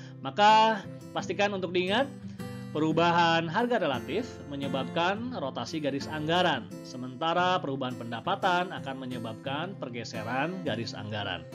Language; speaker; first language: Indonesian; native; Indonesian